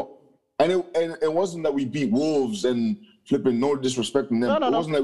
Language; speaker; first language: English; native; English